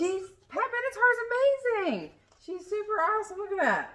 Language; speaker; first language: English; native; English